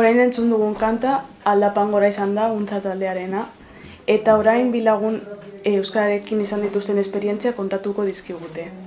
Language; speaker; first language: Basque; non-native, local second language; Spanish